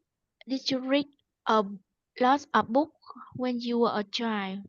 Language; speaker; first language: English; non-native, learner; Vietnamese